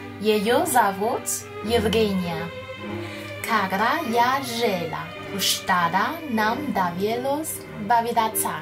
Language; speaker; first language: Russian; non-native, learner; Chinese